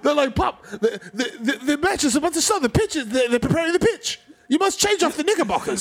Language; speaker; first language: English; native; English